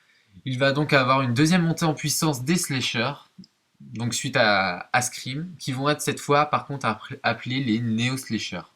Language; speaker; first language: French; native; French